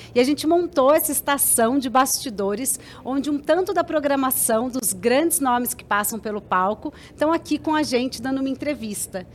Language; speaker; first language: Portuguese; native; Portuguese